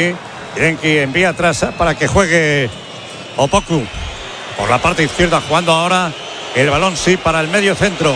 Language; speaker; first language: Spanish; native; Spanish